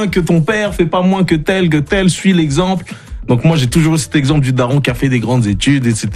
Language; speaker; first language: French; early bilingual, other home language; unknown